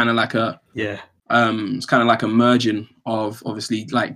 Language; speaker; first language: English; native; English